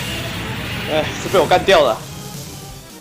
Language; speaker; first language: Chinese; native; Chinese